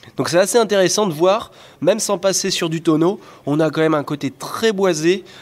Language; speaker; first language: French; native; French